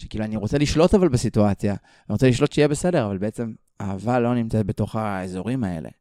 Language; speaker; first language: Hebrew; native; Hebrew